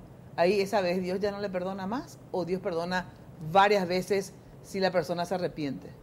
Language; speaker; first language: Spanish; native; Spanish